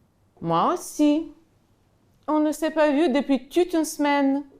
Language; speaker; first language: French; non-native, fluent; Ukrainian